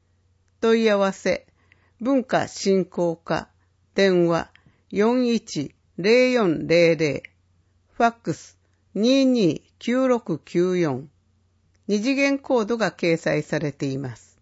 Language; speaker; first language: Japanese; native; Japanese